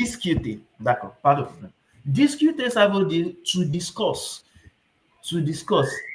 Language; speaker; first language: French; non-native, fluent; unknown